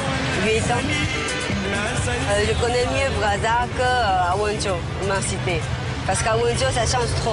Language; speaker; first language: French; non-native, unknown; Chinese